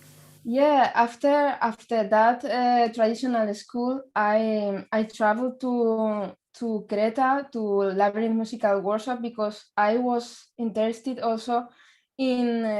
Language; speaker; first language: English; non-native, learner; Spanish